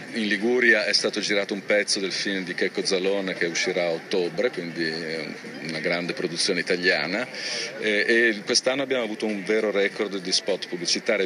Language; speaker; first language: Italian; native; Italian